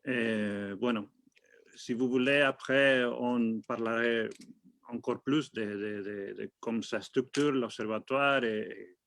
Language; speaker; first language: French; non-native, fluent; Spanish